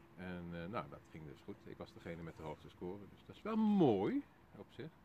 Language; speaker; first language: Dutch; native; Dutch